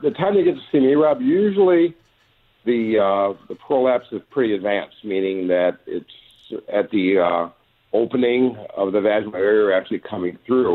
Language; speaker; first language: English; native; English